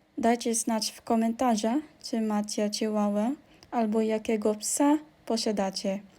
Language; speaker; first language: Polish; non-native, learner; Filipino